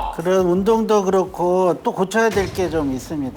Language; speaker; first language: Korean; native; Korean